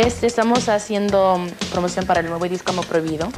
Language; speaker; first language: Spanish; early bilingual, heritage; English